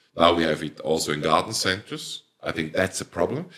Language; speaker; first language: English; non-native, fluent; German